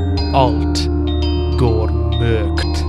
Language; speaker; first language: Norwegian; non-native, learner; English